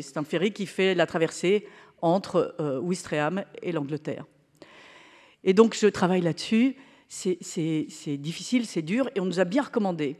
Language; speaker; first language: French; native; French